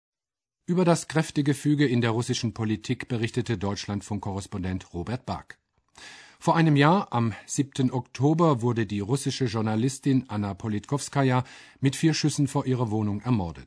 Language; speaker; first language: German; native; German